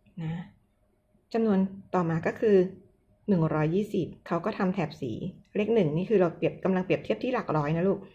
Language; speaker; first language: Thai; native; Thai